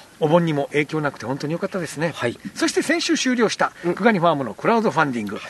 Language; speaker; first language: Japanese; native; Japanese